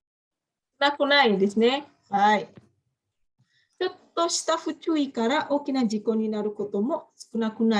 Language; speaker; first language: Japanese; non-native, fluent; Indonesian